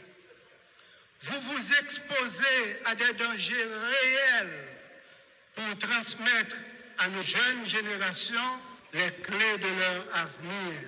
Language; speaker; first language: French; non-native, local second language; Haitian Creole